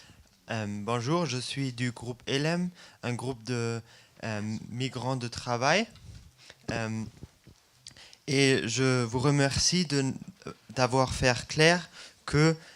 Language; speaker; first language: French; non-native, fluent; German